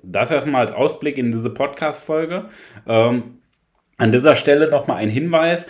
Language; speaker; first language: German; native; German